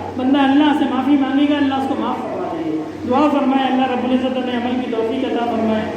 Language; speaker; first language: Urdu; non-native, local second language; Punjabi